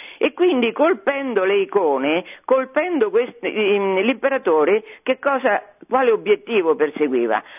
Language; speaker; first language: Italian; native; Italian